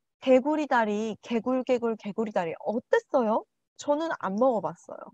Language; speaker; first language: Korean; non-native, learner; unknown